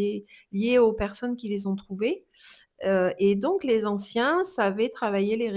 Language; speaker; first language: French; native; French